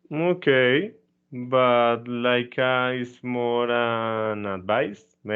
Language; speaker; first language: English; non-native, fluent; Spanish